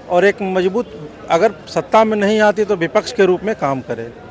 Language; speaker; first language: Hindi; native; Hindi